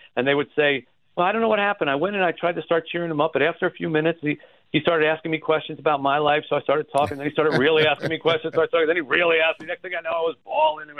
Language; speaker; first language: English; native; English